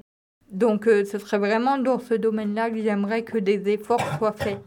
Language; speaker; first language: French; native; French